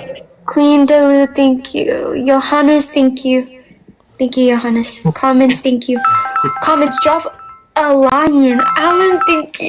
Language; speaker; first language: English; non-native, fluent; Amharic